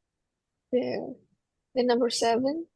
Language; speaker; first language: English; non-native, fluent; Indonesian